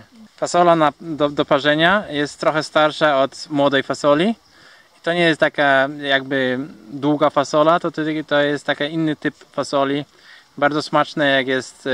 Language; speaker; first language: Polish; early bilingual, heritage; Polish